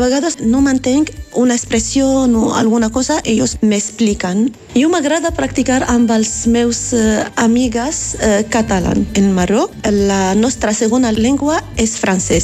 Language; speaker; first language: Catalan; non-native, learner; Arabic